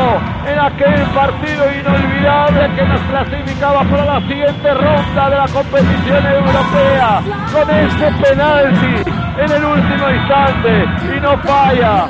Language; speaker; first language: Spanish; native; Spanish